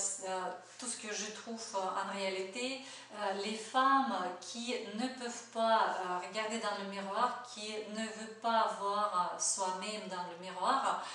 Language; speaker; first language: French; non-native, learner; Russian